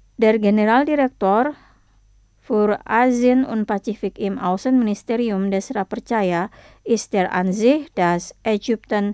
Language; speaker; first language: German; non-native, fluent; Indonesian